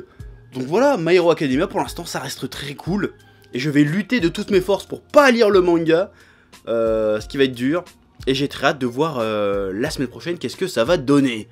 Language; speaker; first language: French; native; French